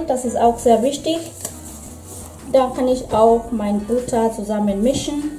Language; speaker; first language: German; non-native, fluent; Swahili